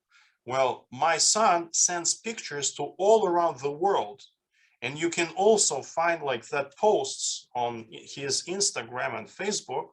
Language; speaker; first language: English; non-native, fluent; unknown